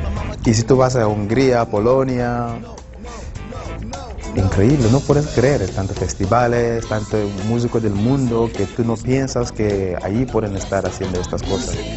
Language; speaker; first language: Spanish; non-native, fluent; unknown